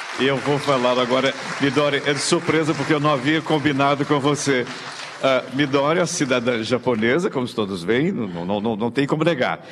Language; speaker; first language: Portuguese; native; Portuguese